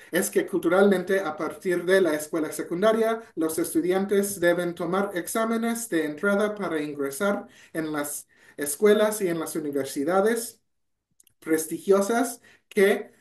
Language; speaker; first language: Spanish; non-native, fluent; English